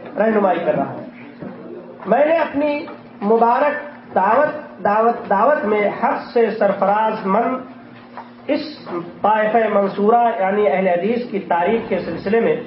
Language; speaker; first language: Urdu; native; Urdu